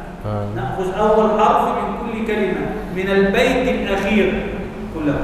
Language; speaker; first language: Arabic; native; Arabic